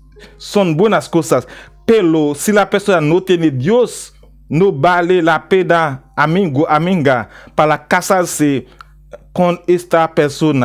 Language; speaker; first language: Spanish; non-native, learner; Haitian Creole